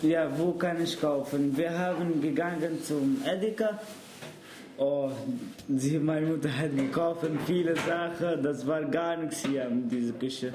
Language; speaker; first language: German; non-native, learner; Arabic